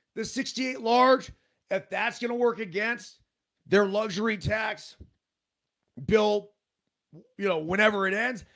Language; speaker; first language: English; native; English